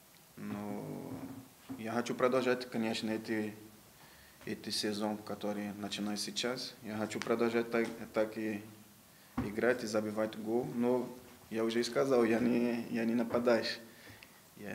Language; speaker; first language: Russian; non-native, learner; Portuguese